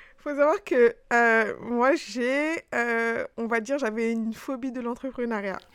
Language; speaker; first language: French; early bilingual, other home language; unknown